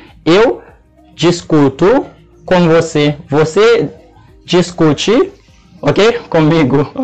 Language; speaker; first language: Portuguese; non-native, learner; Haitian Creole